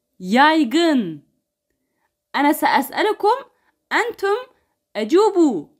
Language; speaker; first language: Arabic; non-native, fluent; Turkish